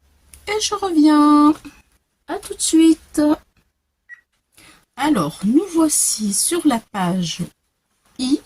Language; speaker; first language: French; native; French